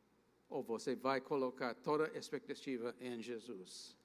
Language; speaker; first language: Portuguese; non-native, fluent; English